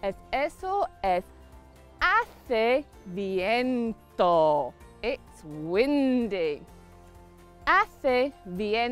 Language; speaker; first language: Spanish; non-native, fluent; English